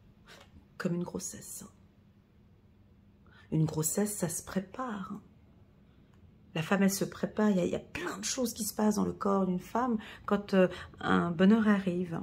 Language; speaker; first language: French; native; French